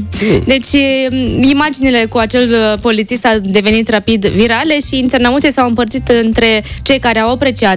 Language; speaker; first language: Romanian; native; Romanian